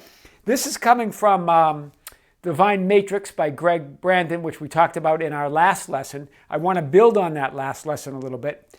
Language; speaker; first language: English; native; English